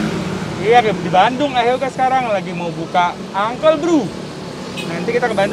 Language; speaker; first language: Indonesian; native; Indonesian